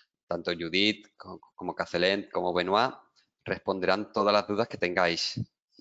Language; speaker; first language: Spanish; native; Spanish